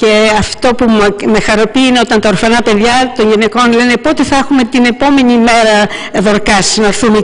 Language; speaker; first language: Greek; native; Greek